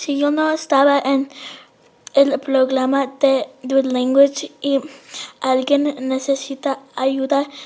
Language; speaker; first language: Spanish; non-native, learner; English